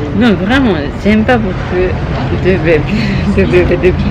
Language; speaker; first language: French; non-native, learner; Japanese